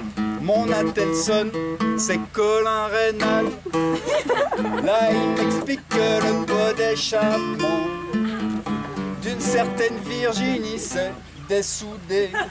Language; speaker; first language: French; native; French